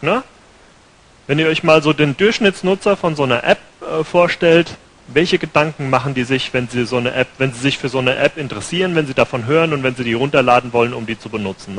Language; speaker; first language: German; native; German